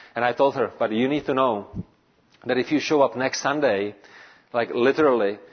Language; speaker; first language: English; non-native, fluent; Czech